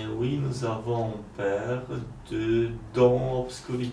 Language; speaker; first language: French; non-native, learner; Polish